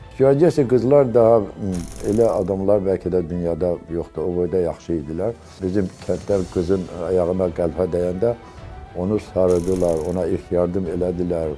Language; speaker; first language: Azerbaijani; non-native, local second language; Avaric